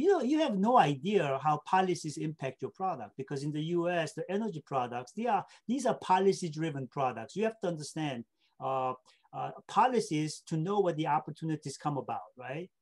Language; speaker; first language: English; non-native, fluent; Korean